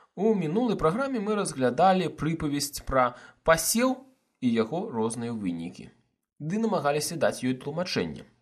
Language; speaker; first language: Belarusian; non-native, local second language; Russian